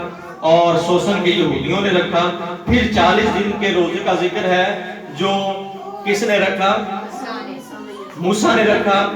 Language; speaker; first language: Urdu; native; Urdu